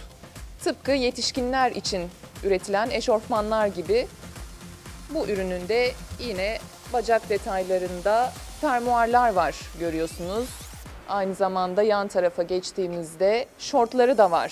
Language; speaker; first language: Turkish; native; Turkish